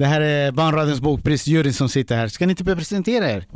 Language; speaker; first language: Swedish; native; Swedish